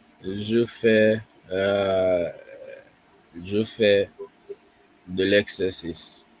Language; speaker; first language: French; non-native, learner; English